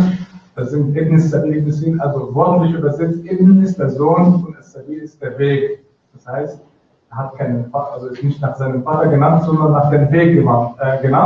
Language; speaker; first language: German; non-native, fluent; Arabic